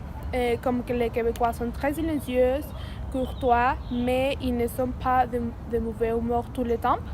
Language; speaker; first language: French; non-native, learner; Spanish